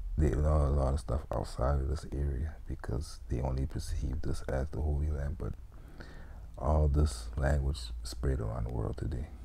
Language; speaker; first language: English; native; English